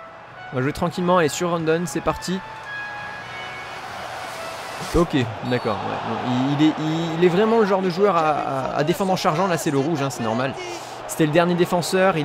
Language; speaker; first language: French; native; French